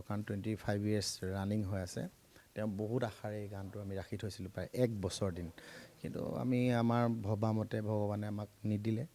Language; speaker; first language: Assamese; native; Assamese